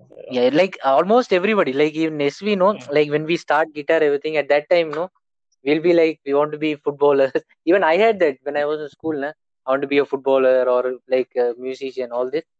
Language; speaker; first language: English; non-native, local second language; Tamil